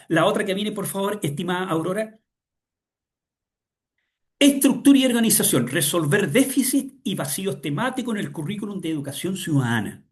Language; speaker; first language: Spanish; native; Spanish